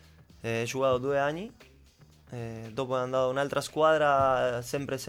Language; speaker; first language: Italian; non-native, learner; Spanish